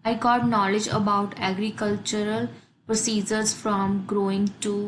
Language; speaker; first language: English; non-native, local second language; Punjabi